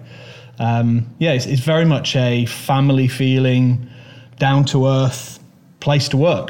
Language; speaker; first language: English; native; English